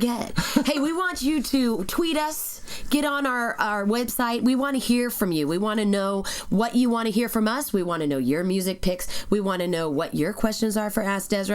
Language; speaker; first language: English; native; English